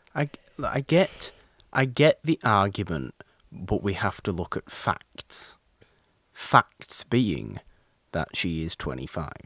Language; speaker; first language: English; native; English